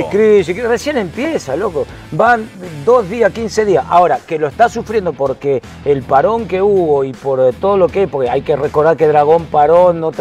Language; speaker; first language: Spanish; native; Spanish